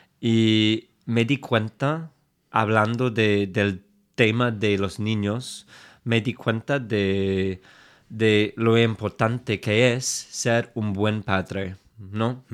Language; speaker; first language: Spanish; non-native, fluent; English